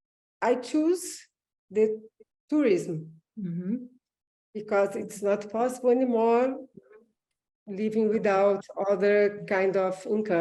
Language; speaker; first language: English; non-native, learner; Portuguese